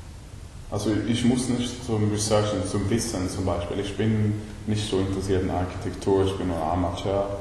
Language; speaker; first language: German; non-native, learner; Swedish